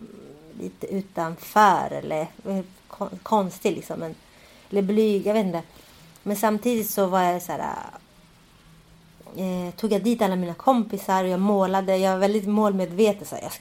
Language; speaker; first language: Swedish; early bilingual, other home language; Spanish